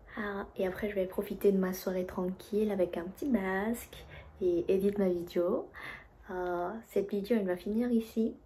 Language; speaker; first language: French; non-native, fluent; Vietnamese